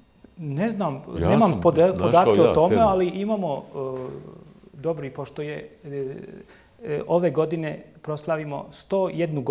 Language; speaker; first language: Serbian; non-native, local second language; Turkish